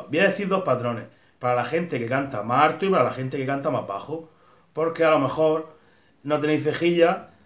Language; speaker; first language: Spanish; native; Spanish